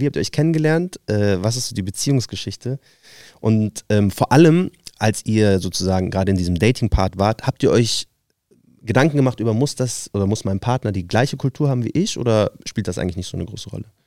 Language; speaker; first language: German; native; German